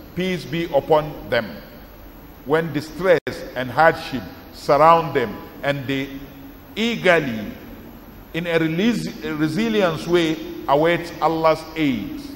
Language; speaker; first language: English; non-native, local second language; Hausa